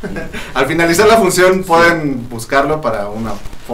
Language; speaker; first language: Spanish; native; Spanish